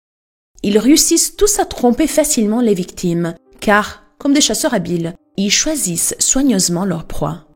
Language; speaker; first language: French; native; French